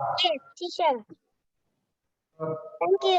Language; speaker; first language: English; non-native, learner; Thai